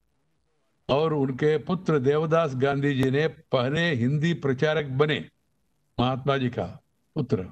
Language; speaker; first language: Hindi; non-native, local second language; Telugu